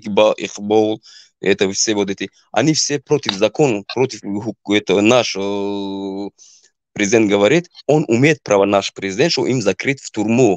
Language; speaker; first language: Russian; non-native, local second language; Tajik